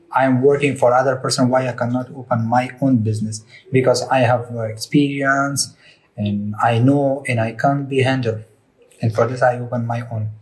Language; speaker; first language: English; non-native, learner; Persian